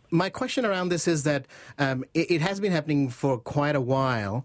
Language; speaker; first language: English; non-native, local second language; Urdu